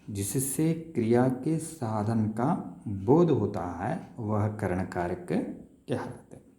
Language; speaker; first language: Hindi; non-native, local second language; Telugu